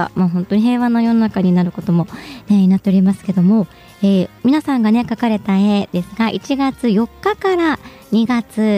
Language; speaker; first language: Japanese; native; Japanese